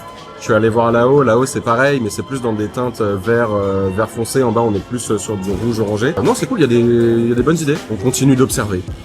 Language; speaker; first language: French; native; French